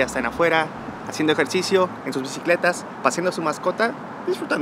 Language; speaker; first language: Spanish; native; Spanish